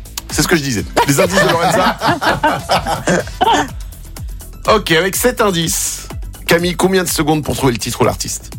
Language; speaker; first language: French; native; French